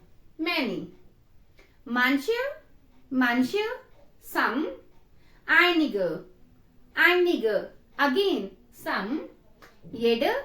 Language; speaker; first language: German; non-native, fluent; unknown